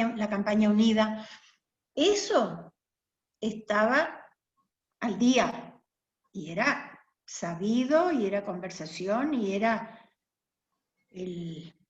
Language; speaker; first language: Spanish; non-native, local second language; German